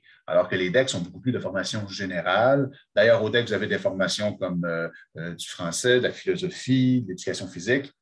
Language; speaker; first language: French; native; French